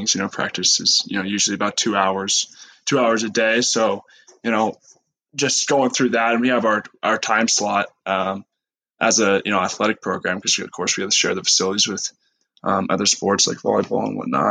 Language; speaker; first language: English; native; English